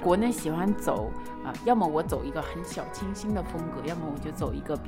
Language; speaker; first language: Chinese; native; Chinese